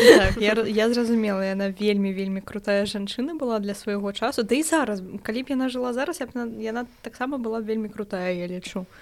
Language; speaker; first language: Belarusian; non-native, local second language; Russian